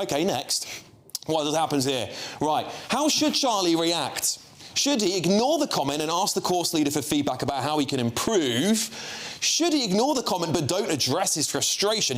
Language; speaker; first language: English; native; English